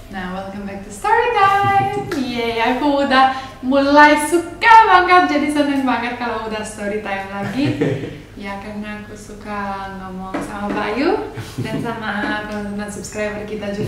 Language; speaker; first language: Indonesian; non-native, fluent; Romanian